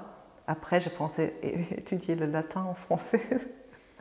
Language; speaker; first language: French; non-native, fluent; German